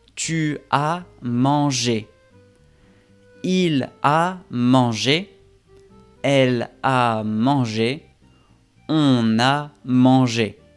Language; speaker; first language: French; non-native, fluent; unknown